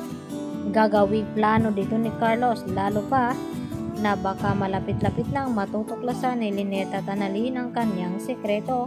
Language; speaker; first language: Filipino; native; Filipino